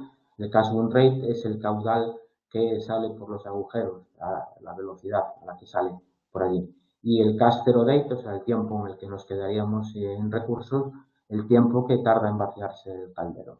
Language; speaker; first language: Spanish; native; Spanish